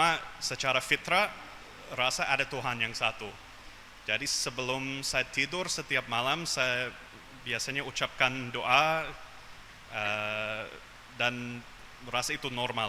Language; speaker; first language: Indonesian; non-native, fluent; English